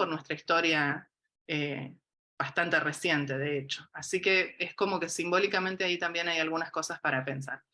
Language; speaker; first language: Spanish; native; Spanish